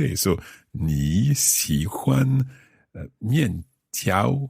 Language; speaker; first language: Chinese; non-native, learner; English